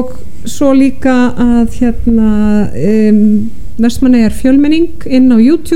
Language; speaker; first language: Icelandic; native; Icelandic